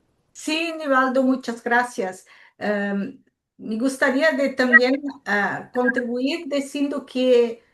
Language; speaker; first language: Spanish; non-native, local second language; Portuguese